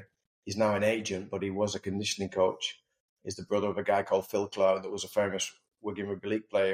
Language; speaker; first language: English; native; English